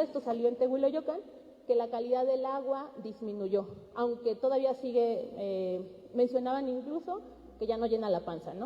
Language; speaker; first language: Spanish; native; Spanish